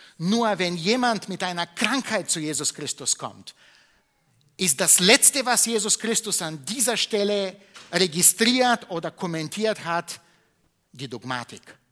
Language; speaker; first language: German; non-native, fluent; Bulgarian